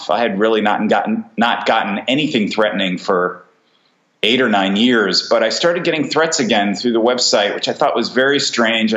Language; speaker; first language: English; native; English